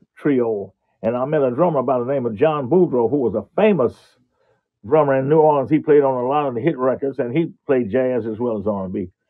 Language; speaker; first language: English; native; English